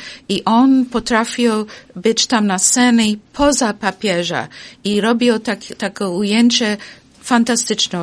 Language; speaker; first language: Polish; non-native, fluent; English